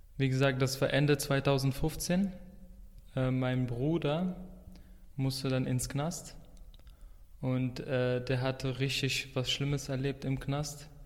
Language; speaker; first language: German; non-native, fluent; Arabic